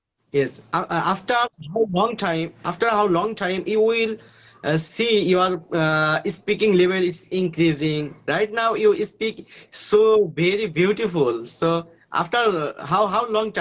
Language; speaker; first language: English; non-native, learner; Bangla